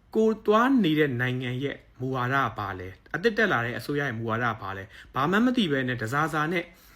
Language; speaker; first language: Burmese; native; Burmese